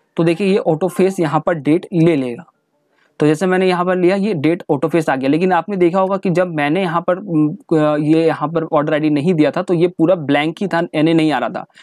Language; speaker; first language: Hindi; native; Hindi